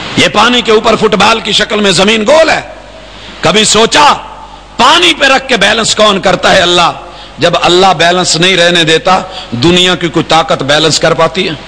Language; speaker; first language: Urdu; non-native, local second language; Punjabi